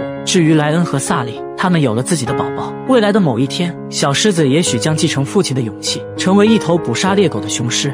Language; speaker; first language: Chinese; native; Chinese